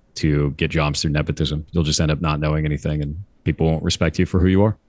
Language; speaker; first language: English; native; English